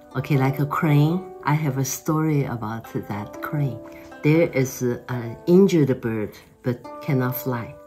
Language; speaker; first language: English; non-native, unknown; Chinese